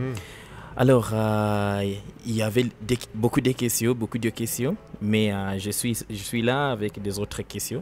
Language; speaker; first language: French; non-native, learner; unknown